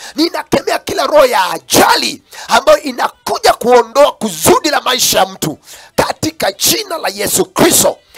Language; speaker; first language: Swahili; non-native, local second language; Kamba